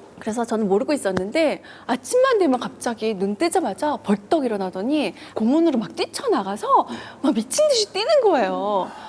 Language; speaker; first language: Korean; early bilingual, heritage; Korean